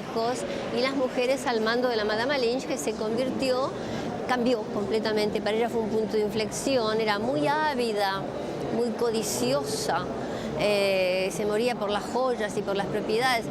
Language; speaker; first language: Spanish; native; Spanish